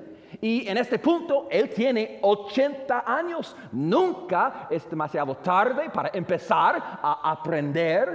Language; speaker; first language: Spanish; non-native, fluent; English